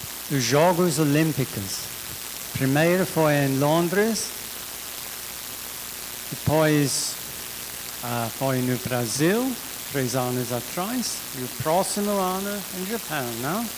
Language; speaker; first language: Portuguese; non-native, learner; English